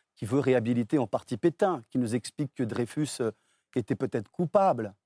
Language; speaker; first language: French; early bilingual, other home language; Portuguese